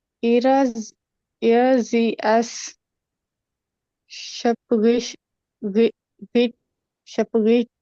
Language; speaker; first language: German; non-native, learner; Hindi